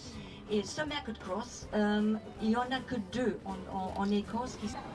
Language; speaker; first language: French; non-native, fluent; English